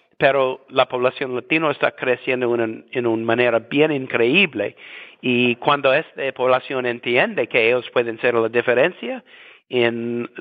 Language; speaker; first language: Spanish; non-native, fluent; English